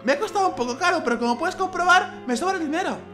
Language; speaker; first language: Spanish; native; Spanish